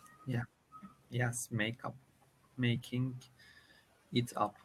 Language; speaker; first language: English; non-native, learner; Turkish